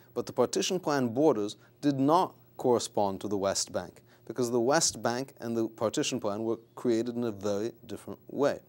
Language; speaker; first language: English; native; English